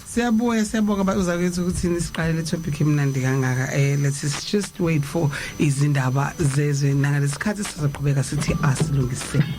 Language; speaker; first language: Zulu; native; Zulu